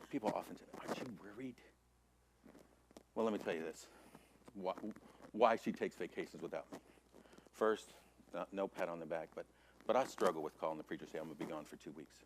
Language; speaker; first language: English; native; English